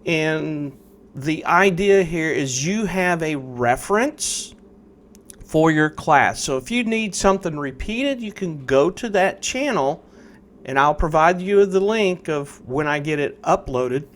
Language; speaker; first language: English; native; English